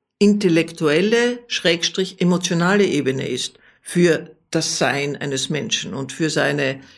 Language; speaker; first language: German; native; German